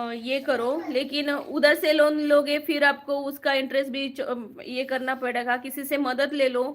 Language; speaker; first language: Hindi; non-native, local second language; Marathi